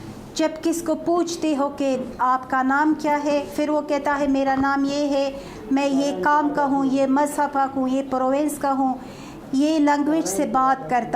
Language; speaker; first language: Hindi; non-native, fluent; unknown